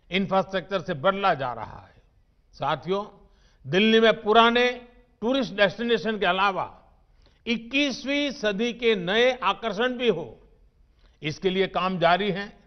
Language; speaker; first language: Hindi; non-native, local second language; Gujarati